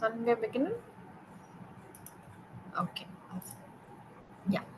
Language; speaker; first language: German; non-native, learner; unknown